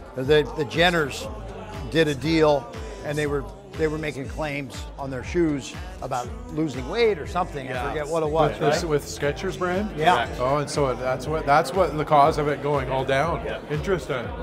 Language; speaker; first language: English; native; English